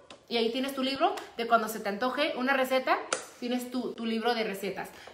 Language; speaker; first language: Spanish; early bilingual, heritage; Spanish